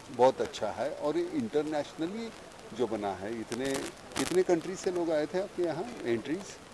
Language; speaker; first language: Hindi; non-native, local second language; Marathi